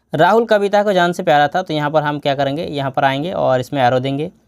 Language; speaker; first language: Hindi; non-native, local second language; Bangla